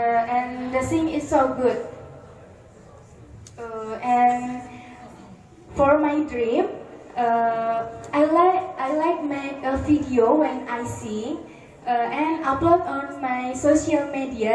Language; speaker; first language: English; non-native, learner; Indonesian